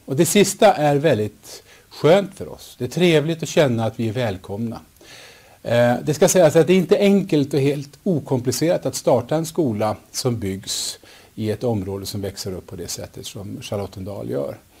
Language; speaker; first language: Swedish; native; Swedish